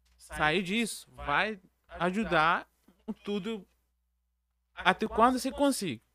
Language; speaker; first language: Portuguese; non-native, learner; Arabic